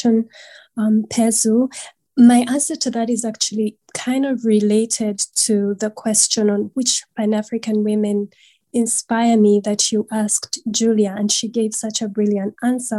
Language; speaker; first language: English; non-native, local second language; Nyankole